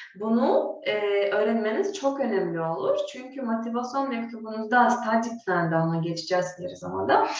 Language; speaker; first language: Turkish; non-native, fluent; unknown